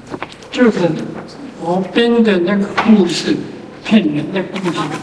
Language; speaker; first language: Chinese; non-native, local second language; Min Nan Chinese